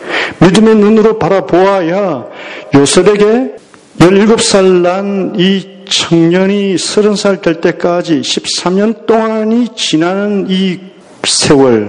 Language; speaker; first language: Korean; native; Korean